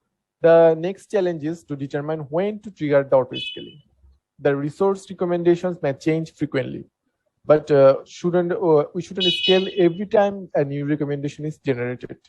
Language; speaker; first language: English; non-native, local second language; Bangla